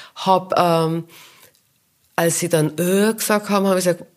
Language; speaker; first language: German; native; German